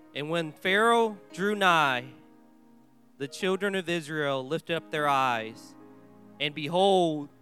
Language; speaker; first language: English; early bilingual, other home language; Vietnamese